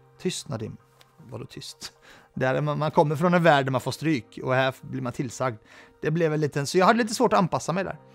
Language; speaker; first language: Swedish; early bilingual, other home language; Arabic